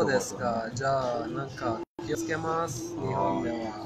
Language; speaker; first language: Japanese; non-native, fluent; Persian